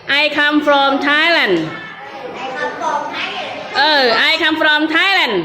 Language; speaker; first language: English; non-native, fluent; Thai